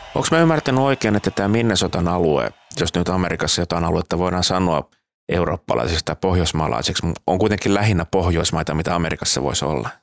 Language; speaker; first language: Finnish; native; Finnish